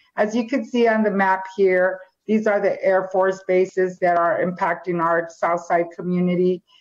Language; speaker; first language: English; native; English